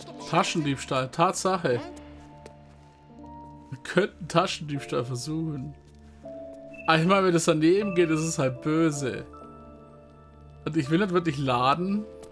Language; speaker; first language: German; native; German